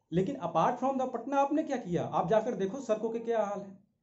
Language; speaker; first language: Hindi; native; Hindi